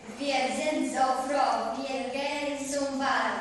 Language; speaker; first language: German; non-native, learner; Polish